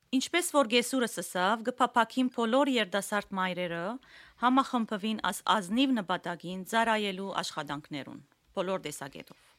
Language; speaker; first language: Armenian; native; Armenian